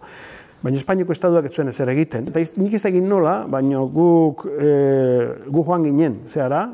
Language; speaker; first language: Basque; native; Basque